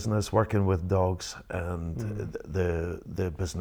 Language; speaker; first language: English; native; English